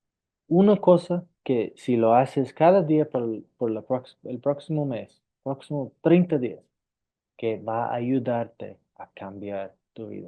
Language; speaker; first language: Spanish; non-native, fluent; English